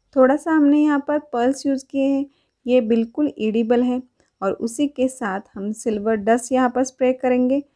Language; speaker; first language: Hindi; non-native, local second language; Marathi